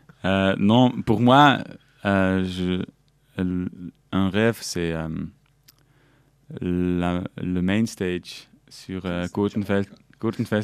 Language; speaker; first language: French; non-native, local second language; German